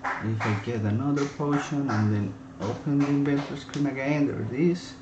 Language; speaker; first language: English; non-native, fluent; Spanish